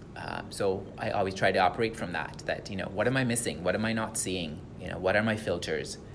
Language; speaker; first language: English; non-native, local second language; Tamil